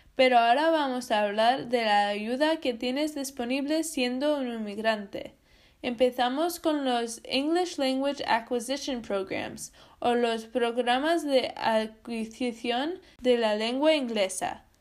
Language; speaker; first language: Spanish; non-native, fluent; English